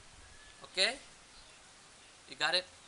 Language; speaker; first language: English; non-native, learner; Indonesian